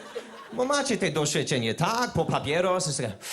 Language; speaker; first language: Polish; non-native, learner; English